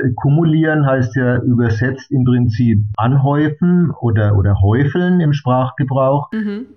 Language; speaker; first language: German; native; German